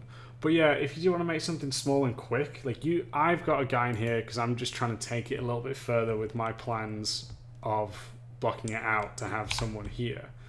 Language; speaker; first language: English; native; English